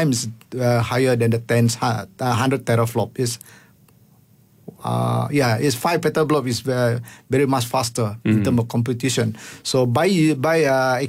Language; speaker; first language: English; non-native, local second language; Malay